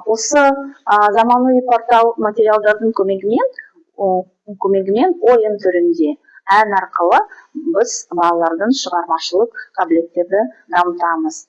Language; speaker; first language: Kazakh; non-native, local second language; Russian